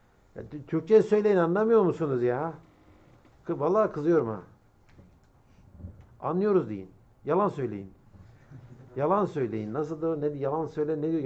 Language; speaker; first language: Turkish; native; Turkish